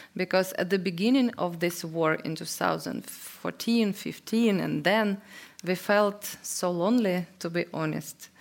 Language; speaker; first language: English; non-native, fluent; Ukrainian